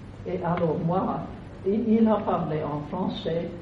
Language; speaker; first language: French; non-native, fluent; English